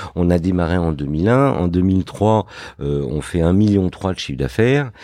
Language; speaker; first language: French; early bilingual, other home language; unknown